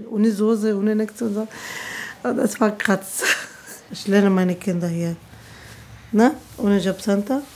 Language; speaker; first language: German; non-native, learner; Arabic